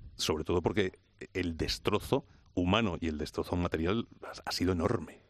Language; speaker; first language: Spanish; native; Spanish